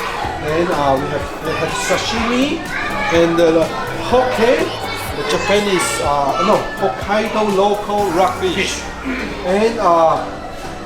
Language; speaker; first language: English; non-native, fluent; Chinese